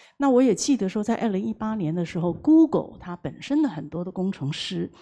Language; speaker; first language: Chinese; native; Chinese